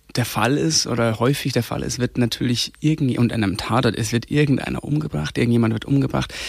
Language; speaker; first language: German; native; German